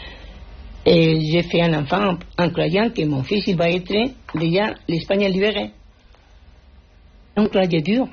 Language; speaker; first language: French; non-native, fluent; Spanish